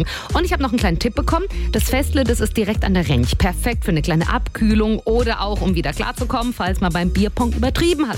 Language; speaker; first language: German; native; German